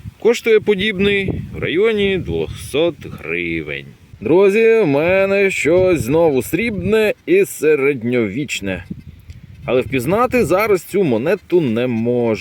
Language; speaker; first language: Ukrainian; native; Ukrainian